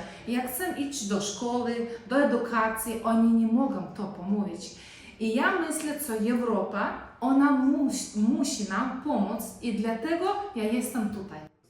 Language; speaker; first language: Polish; non-native, learner; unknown